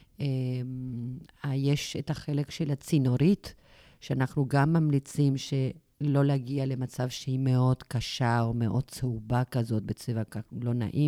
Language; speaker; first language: Hebrew; non-native, fluent; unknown